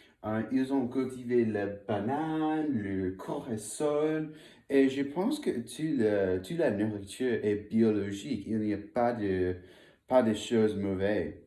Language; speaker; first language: French; non-native, learner; English